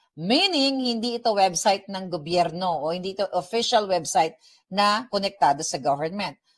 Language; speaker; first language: Filipino; native; Filipino